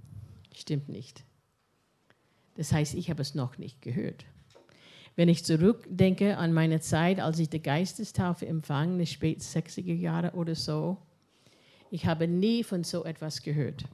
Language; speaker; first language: German; non-native, fluent; English